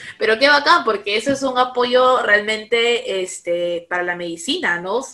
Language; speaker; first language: Spanish; native; Spanish